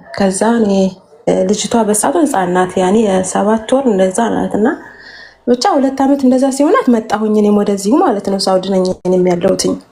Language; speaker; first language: Amharic; native; Amharic